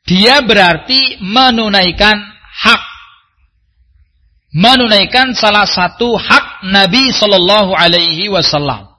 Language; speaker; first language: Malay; non-native, local second language; Javanese